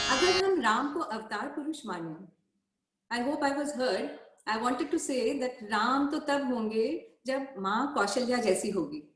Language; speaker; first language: Hindi; native; Hindi